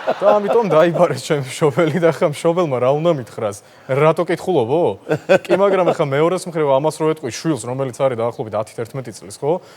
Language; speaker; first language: Georgian; non-native, local second language; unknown